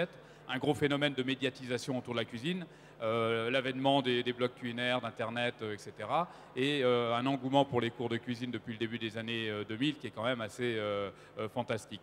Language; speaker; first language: French; native; French